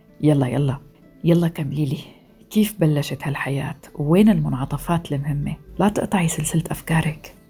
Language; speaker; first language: Arabic; native; Arabic